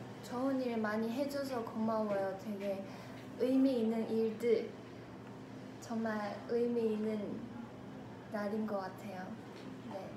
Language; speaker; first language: Korean; non-native, fluent; Chinese